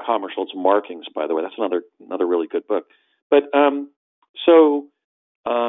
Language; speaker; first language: English; native; English